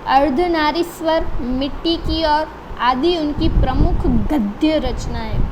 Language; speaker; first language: Hindi; non-native, local second language; Gujarati